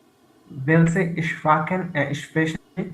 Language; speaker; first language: German; non-native, learner; Bangla